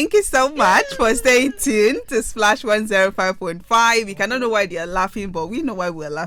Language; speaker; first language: English; non-native, local second language; Yoruba